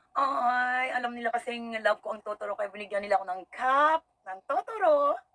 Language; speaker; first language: Filipino; native; Filipino